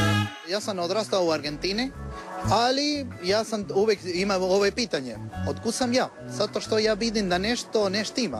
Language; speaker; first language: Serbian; non-native, learner; Spanish